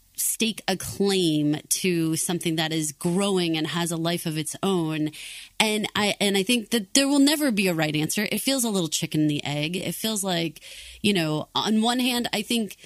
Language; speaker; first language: English; native; English